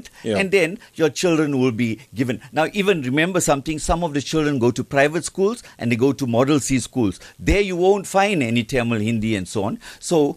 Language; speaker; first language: English; native; English